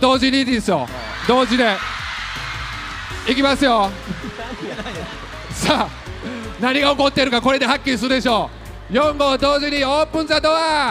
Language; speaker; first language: Japanese; native; Japanese